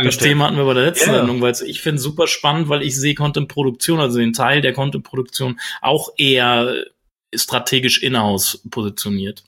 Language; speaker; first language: German; native; German